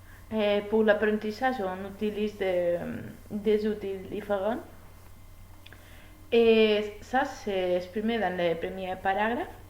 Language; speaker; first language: French; non-native, learner; Spanish